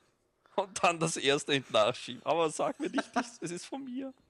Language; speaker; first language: German; native; German